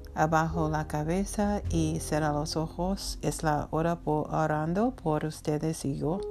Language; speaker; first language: Spanish; non-native, learner; English